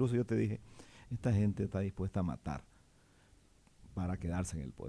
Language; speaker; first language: Spanish; native; Spanish